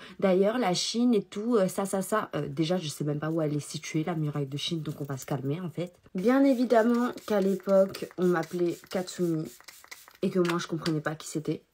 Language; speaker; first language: French; early bilingual, other home language; Chinese